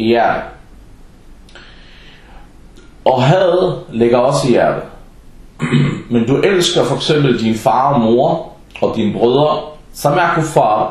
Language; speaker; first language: Danish; non-native, local second language; Arabic